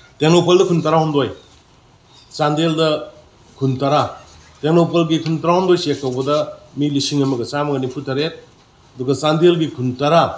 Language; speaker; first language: Manipuri; native; Manipuri